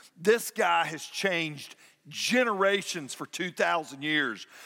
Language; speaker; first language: English; native; English